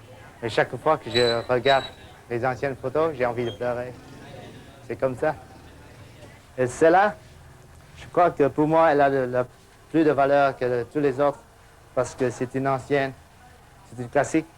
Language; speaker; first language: French; non-native, fluent; Vietnamese